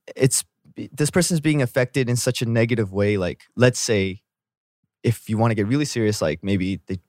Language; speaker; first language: English; native; English